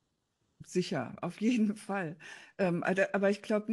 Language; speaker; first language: German; native; German